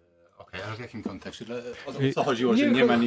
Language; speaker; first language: Polish; non-native, fluent; English